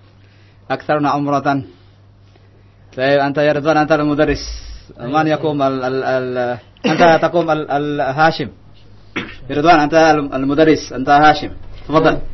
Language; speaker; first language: Arabic; non-native, fluent; Indonesian